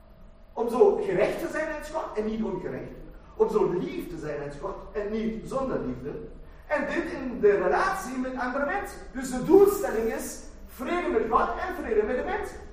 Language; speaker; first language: Dutch; non-native, fluent; German